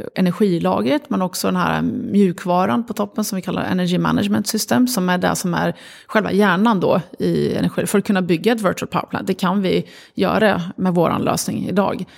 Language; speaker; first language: Swedish; early bilingual, other home language; Arabic